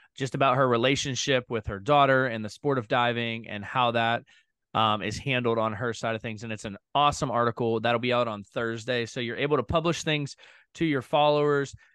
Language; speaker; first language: English; native; English